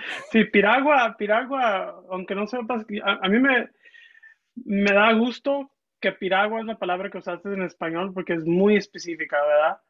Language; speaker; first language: Spanish; early bilingual, heritage; Spanish